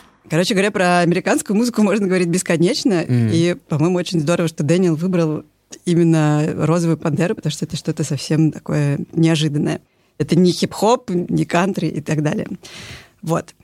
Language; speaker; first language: Russian; native; Russian